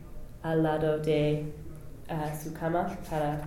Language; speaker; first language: Spanish; non-native, learner; English